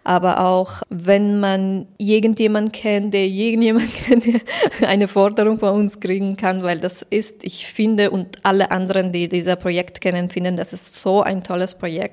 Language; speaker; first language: German; non-native, fluent; Persian